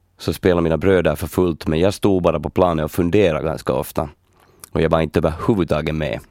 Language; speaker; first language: Swedish; native; Swedish